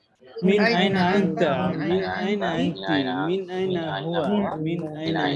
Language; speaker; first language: Arabic; non-native, learner; Bangla